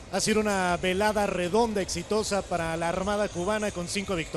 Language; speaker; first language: Spanish; native; Spanish